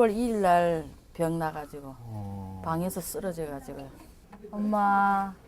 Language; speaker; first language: Korean; non-native, learner; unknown